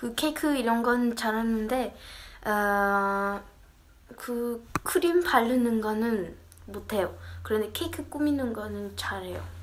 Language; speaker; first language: Korean; early bilingual, heritage; Korean